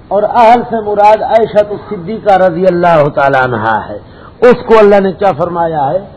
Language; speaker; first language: Urdu; non-native, local second language; Punjabi